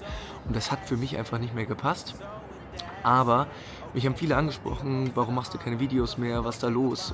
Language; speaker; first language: German; native; German